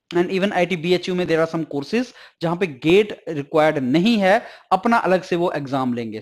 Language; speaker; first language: English; non-native, local second language; Hindi